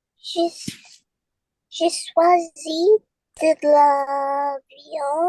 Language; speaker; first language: French; non-native, learner; English